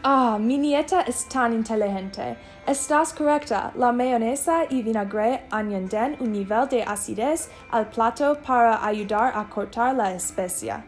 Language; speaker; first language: Spanish; non-native, learner; English